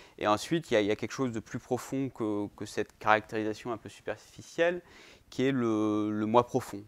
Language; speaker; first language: French; native; French